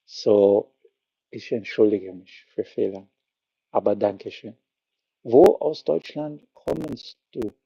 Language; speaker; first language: German; non-native, learner; English